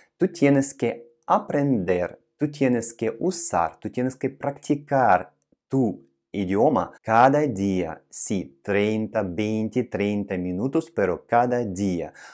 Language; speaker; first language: Spanish; non-native, fluent; Russian